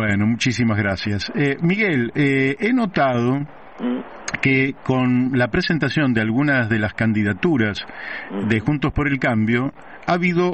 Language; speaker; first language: Spanish; native; Spanish